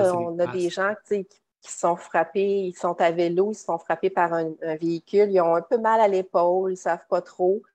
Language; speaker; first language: French; native; French